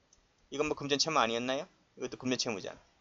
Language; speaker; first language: Korean; native; Korean